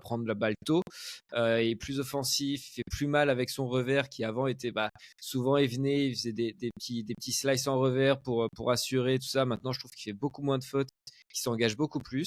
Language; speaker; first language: French; native; French